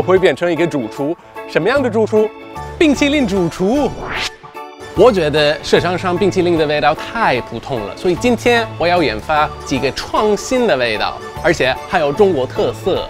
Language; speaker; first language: Chinese; non-native, fluent; English